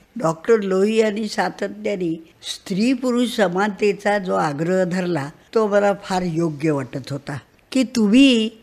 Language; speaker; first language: Marathi; native; Marathi